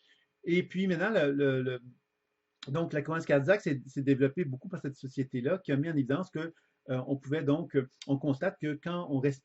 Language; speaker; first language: French; native; French